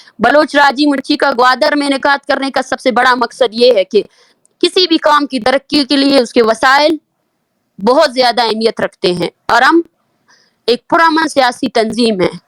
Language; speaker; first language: Urdu; non-native, local second language; Baluchi